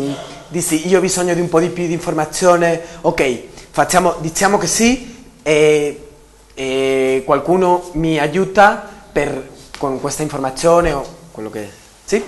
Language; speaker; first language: Italian; non-native, learner; Spanish